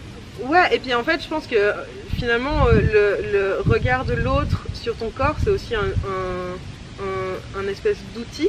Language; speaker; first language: French; native; French